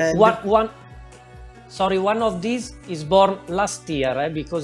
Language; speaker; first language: English; non-native, learner; Italian